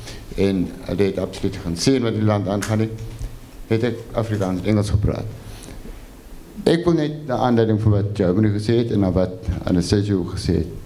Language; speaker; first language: Afrikaans; non-native, fluent; French